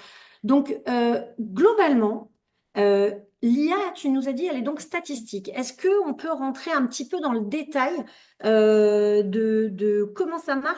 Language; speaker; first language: French; native; French